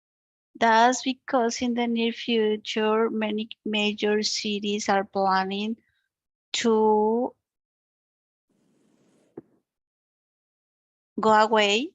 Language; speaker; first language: English; non-native, learner; Spanish